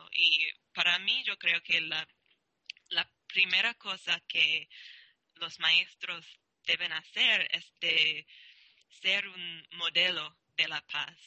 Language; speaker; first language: Spanish; non-native, learner; English